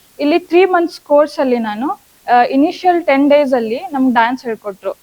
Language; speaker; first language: Kannada; native; Kannada